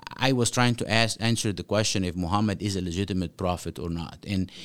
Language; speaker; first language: English; non-native, fluent; Arabic